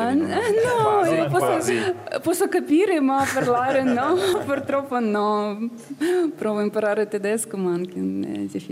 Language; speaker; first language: Italian; non-native, learner; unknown